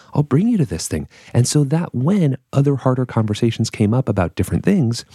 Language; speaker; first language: English; native; English